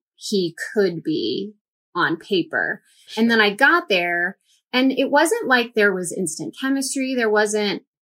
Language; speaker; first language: English; native; English